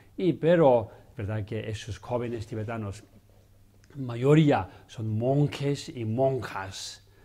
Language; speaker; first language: Spanish; non-native, learner; Chinese